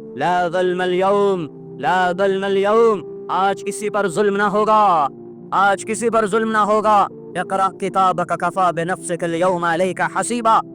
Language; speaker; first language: Urdu; non-native, local second language; Punjabi